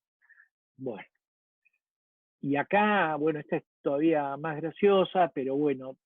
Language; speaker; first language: Spanish; native; Spanish